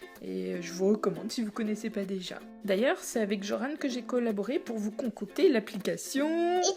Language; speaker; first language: French; native; French